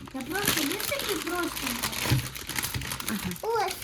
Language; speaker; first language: Russian; early bilingual, other home language; Armenian